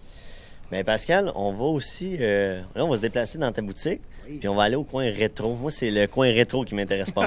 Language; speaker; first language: French; native; French